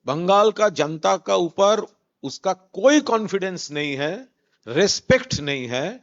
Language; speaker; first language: Hindi; non-native, local second language; Bangla